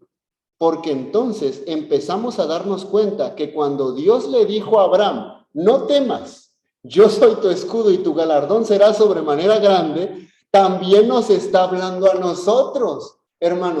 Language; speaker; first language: Spanish; native; Spanish